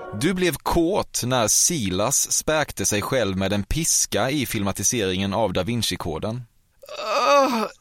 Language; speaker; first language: Swedish; native; Swedish